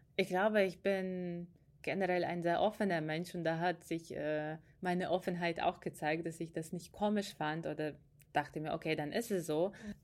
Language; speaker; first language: German; non-native, fluent; Ukrainian